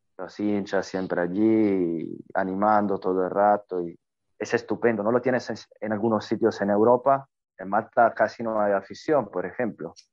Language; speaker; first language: Spanish; non-native, fluent; Italian